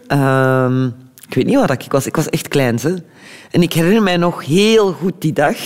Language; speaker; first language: Dutch; early bilingual, other home language; Turkish